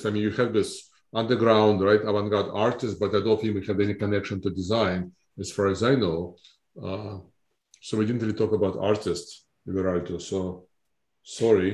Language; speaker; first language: English; non-native, fluent; Russian